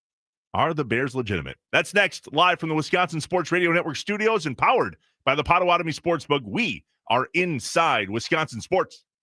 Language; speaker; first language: English; native; English